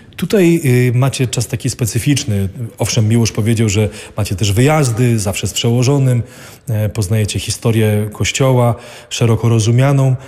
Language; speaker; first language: Polish; native; Polish